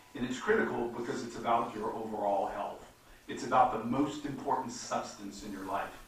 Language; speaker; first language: English; native; English